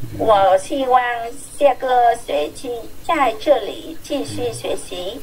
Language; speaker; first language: Chinese; non-native, learner; Vietnamese